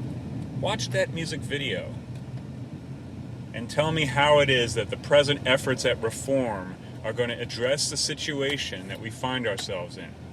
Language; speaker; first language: English; native; English